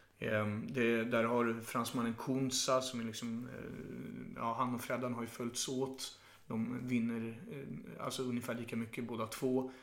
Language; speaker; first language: Swedish; native; Swedish